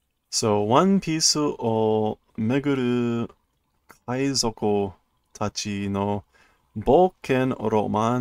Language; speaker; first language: Japanese; non-native, learner; English